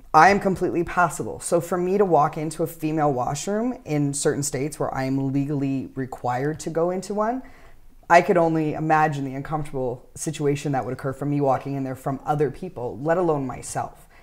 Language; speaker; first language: English; native; English